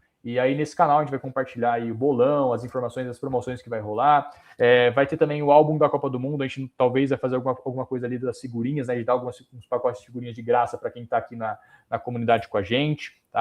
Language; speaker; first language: Portuguese; native; Portuguese